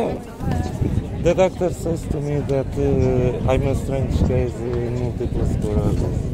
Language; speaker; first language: English; non-native, learner; Portuguese